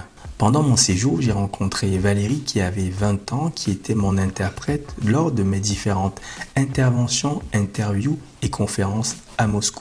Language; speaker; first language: French; native; French